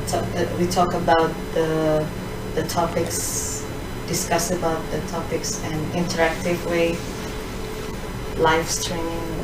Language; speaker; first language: English; non-native, fluent; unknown